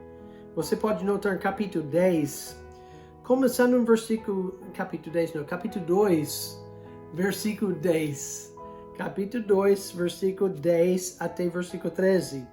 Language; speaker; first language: Portuguese; non-native, fluent; English